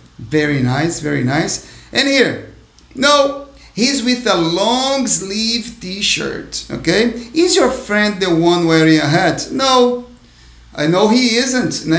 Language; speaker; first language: English; non-native, fluent; Portuguese